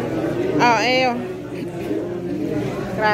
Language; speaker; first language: Spanish; non-native, learner; English